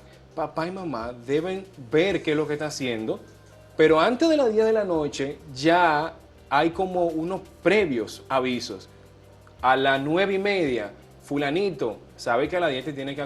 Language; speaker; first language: Spanish; native; Spanish